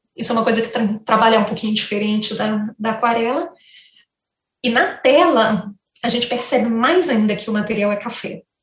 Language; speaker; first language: Portuguese; native; Portuguese